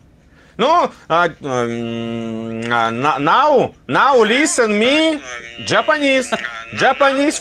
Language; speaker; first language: English; non-native, learner; Russian